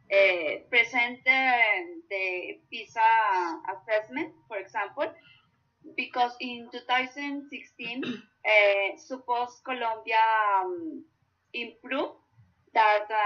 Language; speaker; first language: English; non-native, learner; Spanish